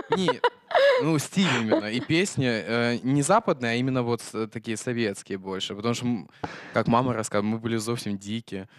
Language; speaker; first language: Ukrainian; early bilingual, heritage; Russian